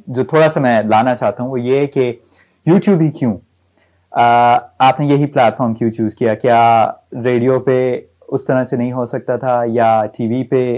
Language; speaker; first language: Urdu; native; Urdu